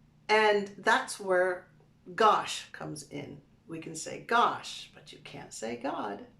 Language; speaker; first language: English; native; English